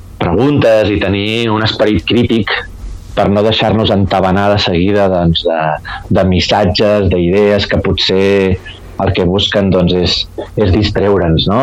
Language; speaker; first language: Catalan; native; Catalan